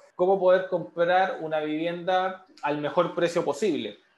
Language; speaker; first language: Spanish; native; Spanish